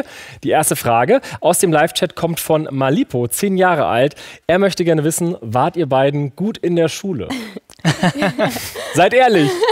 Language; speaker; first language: German; native; German